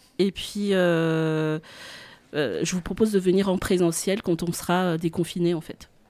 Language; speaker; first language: French; non-native, local second language; Malagasy